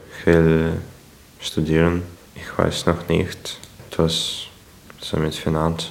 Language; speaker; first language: German; non-native, learner; Ukrainian